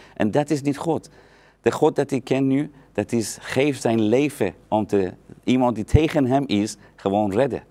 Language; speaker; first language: Dutch; non-native, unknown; Persian